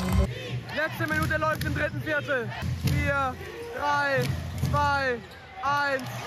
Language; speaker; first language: German; native; German